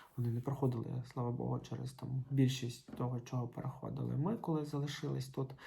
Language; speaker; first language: Ukrainian; native; Ukrainian